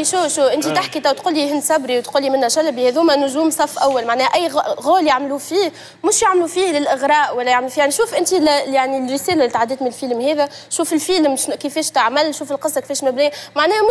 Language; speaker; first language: Arabic; native; Arabic